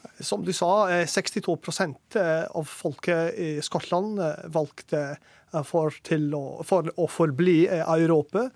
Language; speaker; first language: Norwegian; non-native, learner; English